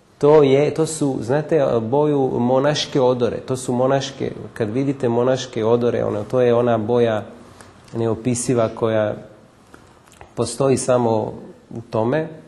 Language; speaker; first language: Serbian; non-native, fluent; Italian